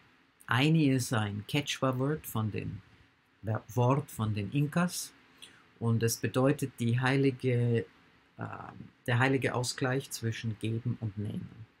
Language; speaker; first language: German; non-native, fluent; English